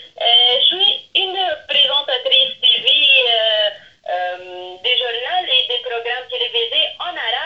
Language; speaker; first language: French; non-native, local second language; Arabic